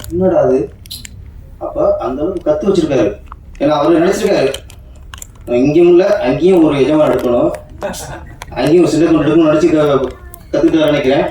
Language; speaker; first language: Tamil; native; Tamil